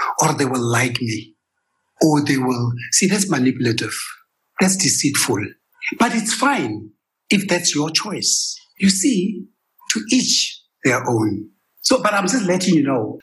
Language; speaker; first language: English; non-native, local second language; Tswana